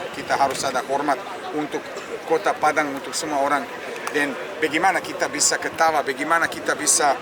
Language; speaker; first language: Indonesian; non-native, learner; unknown